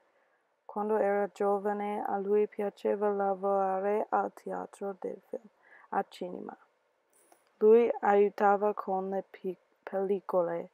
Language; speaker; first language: Italian; non-native, learner; English